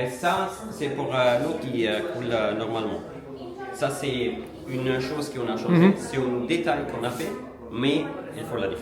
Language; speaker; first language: French; non-native, learner; Italian